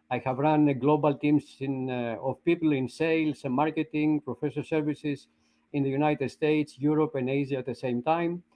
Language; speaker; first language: English; non-native, fluent; Greek